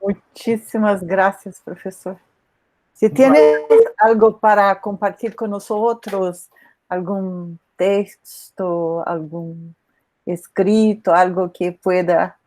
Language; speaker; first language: Spanish; non-native, learner; Portuguese